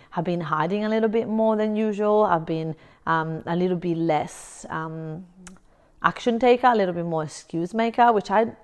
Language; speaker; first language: English; non-native, fluent; Italian